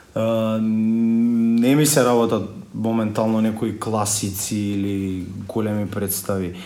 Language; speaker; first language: Macedonian; native; Macedonian